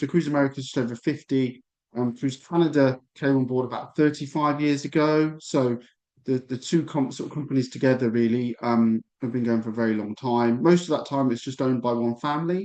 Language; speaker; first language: English; native; English